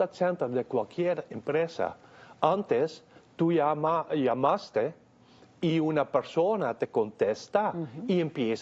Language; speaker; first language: Spanish; non-native, fluent; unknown